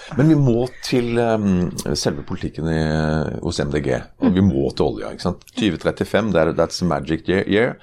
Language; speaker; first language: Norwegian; native; Norwegian